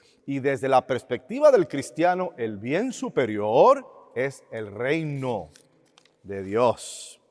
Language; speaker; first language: Spanish; native; Spanish